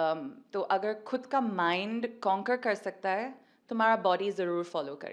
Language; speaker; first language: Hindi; non-native, learner; English